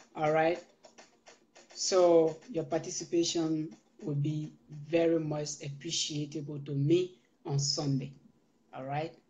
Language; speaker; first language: English; non-native, local second language; Mandingo